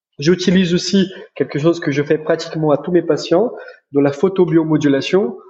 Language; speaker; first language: French; non-native, fluent; Portuguese